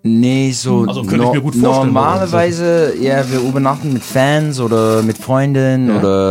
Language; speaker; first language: German; non-native, learner; English